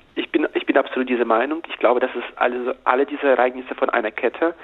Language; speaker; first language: German; non-native, fluent; Russian